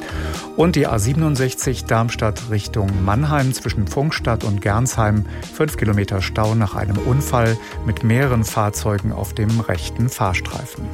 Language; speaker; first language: German; native; German